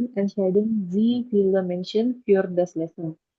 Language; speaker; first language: German; non-native, learner; Indonesian